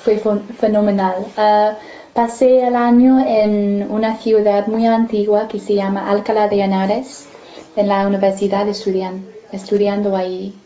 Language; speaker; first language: Spanish; non-native, fluent; English